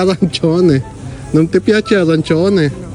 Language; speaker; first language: Italian; non-native, learner; Filipino